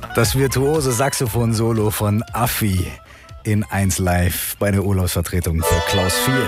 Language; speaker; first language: German; native; German